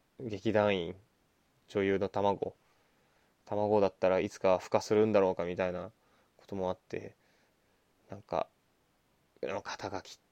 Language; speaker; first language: Japanese; native; Japanese